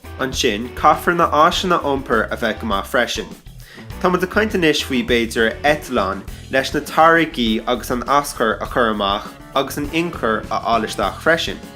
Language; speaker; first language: Irish; non-native, local second language; English